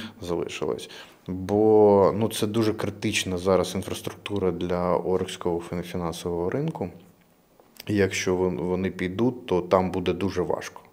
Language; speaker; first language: Ukrainian; non-native, local second language; Russian